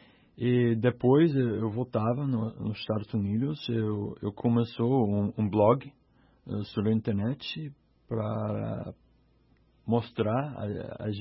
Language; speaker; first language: Portuguese; non-native, learner; English